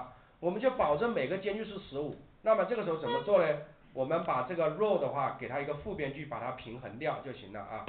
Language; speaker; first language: Chinese; native; Chinese